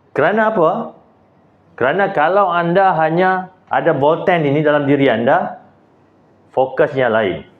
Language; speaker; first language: Malay; native; Malay